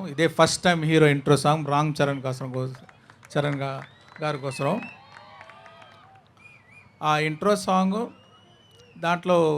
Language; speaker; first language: Telugu; non-native, learner; Tamil